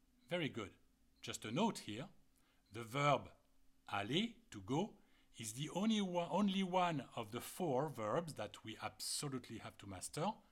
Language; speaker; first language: English; non-native, fluent; French